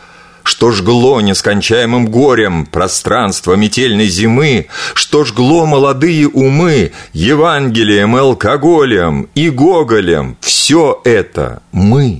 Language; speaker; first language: Russian; native; Russian